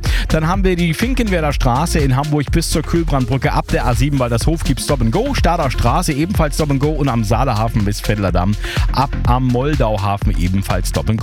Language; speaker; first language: German; native; German